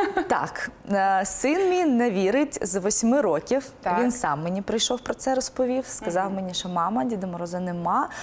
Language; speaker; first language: Ukrainian; non-native, local second language; Russian